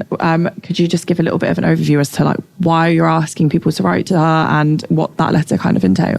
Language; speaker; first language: English; native; English